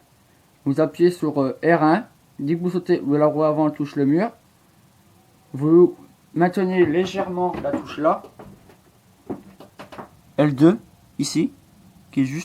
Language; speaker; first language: French; native; French